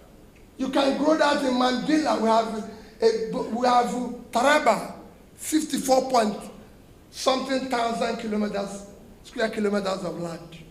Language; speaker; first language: English; non-native, local second language; Igbo